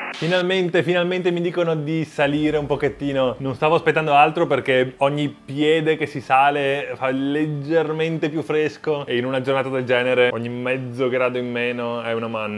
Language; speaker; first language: Italian; native; Italian